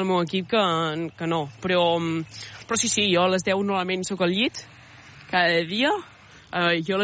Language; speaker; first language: Catalan; native; Catalan